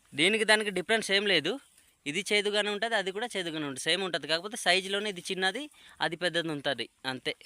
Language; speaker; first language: Telugu; non-native, local second language; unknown